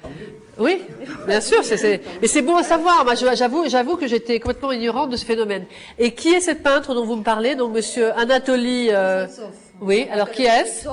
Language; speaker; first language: French; native; French